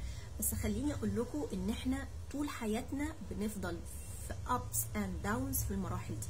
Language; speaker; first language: Arabic; native; Arabic